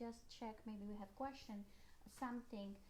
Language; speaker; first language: English; non-native, learner; Polish